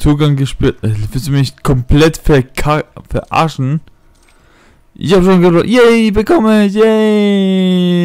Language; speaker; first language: German; non-native, fluent; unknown